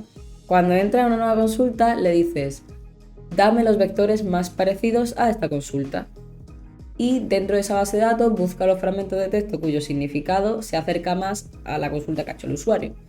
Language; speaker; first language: Spanish; native; Spanish